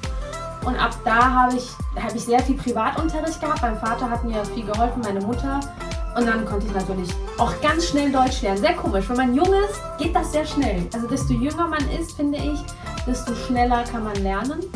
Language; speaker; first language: German; non-native, fluent; Persian